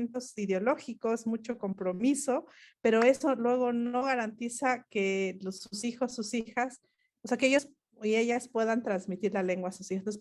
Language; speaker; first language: Spanish; non-native, local second language; Mixtepec Mixtec